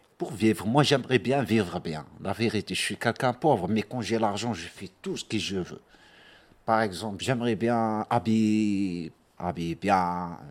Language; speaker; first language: French; non-native, local second language; Arabic